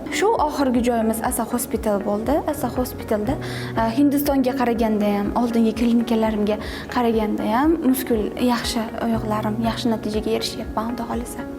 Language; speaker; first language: Uzbek; native; Uzbek